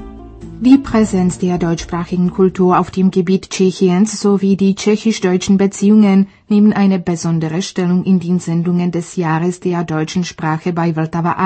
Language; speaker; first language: German; native; German